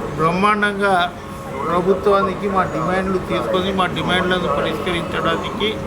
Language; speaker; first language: Telugu; non-native, local second language; Lambadi